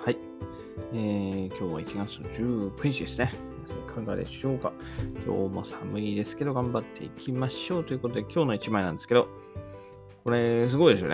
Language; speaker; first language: Japanese; native; Japanese